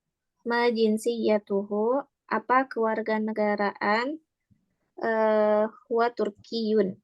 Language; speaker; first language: Arabic; non-native, learner; Indonesian